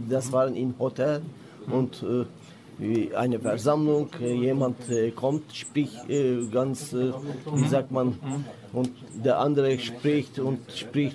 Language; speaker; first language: German; non-native, learner; Turkish